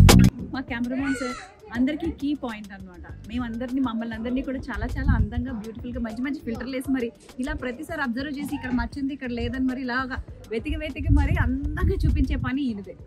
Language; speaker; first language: Telugu; native; Telugu